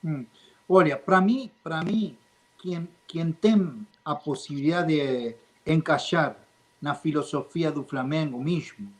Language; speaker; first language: Portuguese; non-native, fluent; Spanish